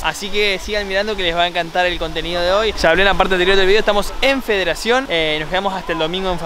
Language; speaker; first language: Spanish; native; Spanish